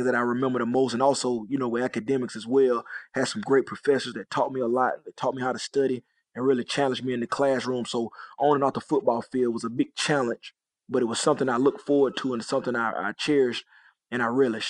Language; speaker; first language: English; native; English